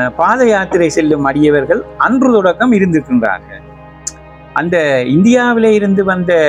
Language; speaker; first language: Tamil; native; Tamil